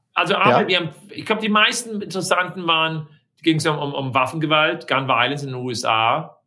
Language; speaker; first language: German; native; German